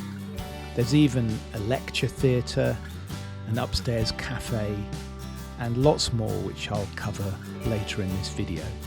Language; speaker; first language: English; native; English